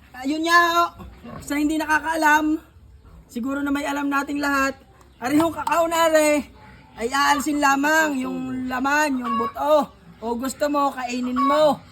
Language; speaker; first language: Filipino; native; Filipino